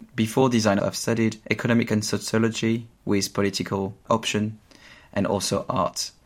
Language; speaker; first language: English; non-native, fluent; French